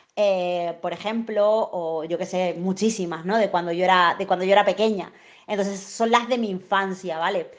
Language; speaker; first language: Spanish; native; Spanish